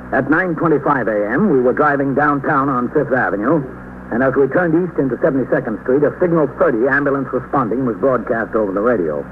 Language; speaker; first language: English; native; English